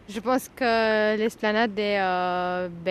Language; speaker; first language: French; non-native, learner; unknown